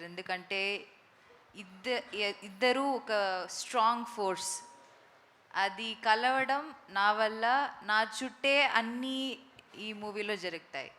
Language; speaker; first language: Telugu; non-native, local second language; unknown